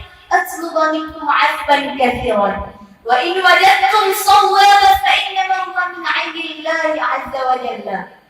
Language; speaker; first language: Arabic; non-native, learner; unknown